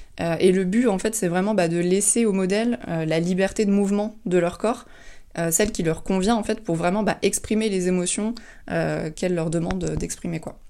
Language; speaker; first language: French; native; French